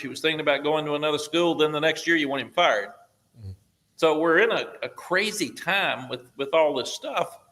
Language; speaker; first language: English; native; English